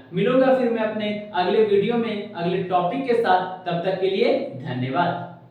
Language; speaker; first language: Hindi; native; Hindi